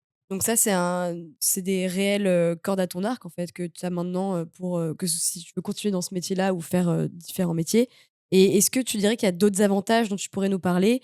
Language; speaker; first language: French; native; French